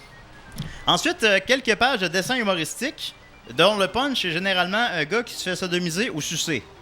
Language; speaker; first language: French; native; French